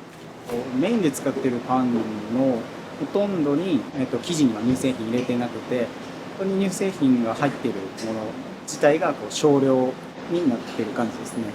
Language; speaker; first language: Japanese; native; Japanese